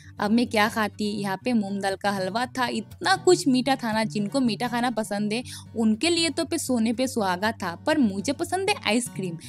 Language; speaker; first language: Hindi; non-native, local second language; Bangla